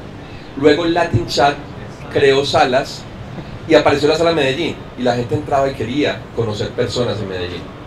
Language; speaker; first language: Spanish; native; Spanish